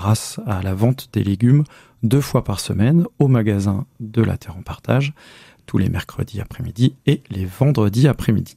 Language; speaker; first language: French; native; French